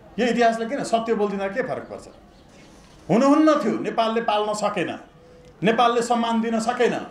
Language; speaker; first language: Nepali; native; Nepali